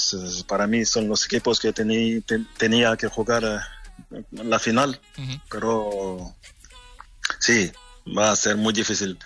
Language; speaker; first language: Spanish; non-native, fluent; French